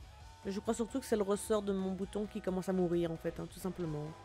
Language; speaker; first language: French; native; French